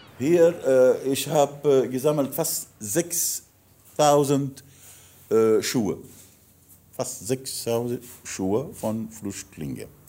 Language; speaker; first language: German; non-native, learner; Arabic